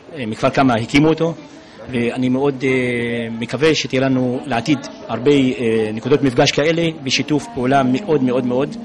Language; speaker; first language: Hebrew; non-native, local second language; Adyghe